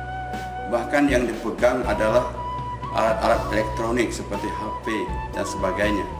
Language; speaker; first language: Indonesian; native; Indonesian